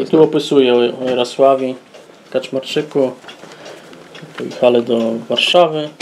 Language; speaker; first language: Polish; non-native, local second language; Rusyn